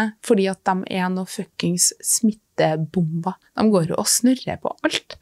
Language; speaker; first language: Norwegian; native; Norwegian